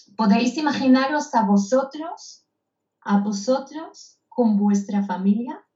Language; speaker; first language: Spanish; non-native, fluent; Hebrew